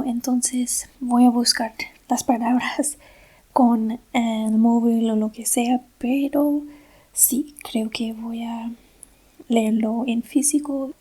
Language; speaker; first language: Spanish; non-native, fluent; English